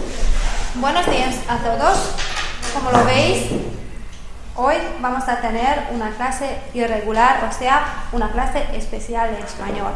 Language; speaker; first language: Spanish; non-native, fluent; Hungarian